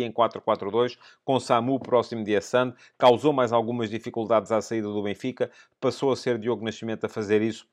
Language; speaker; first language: Portuguese; native; Portuguese